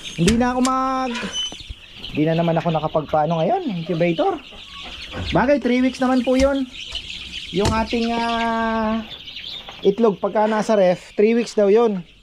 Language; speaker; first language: Filipino; native; Filipino